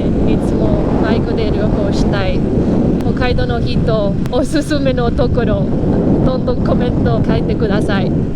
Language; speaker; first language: Japanese; non-native, learner; Spanish